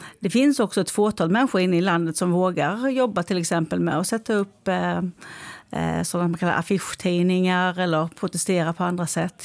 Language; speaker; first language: Swedish; native; Swedish